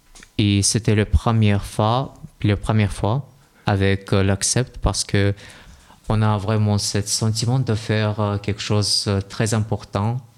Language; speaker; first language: French; non-native, learner; Russian